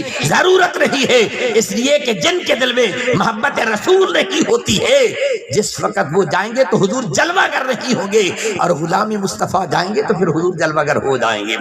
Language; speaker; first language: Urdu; non-native, local second language; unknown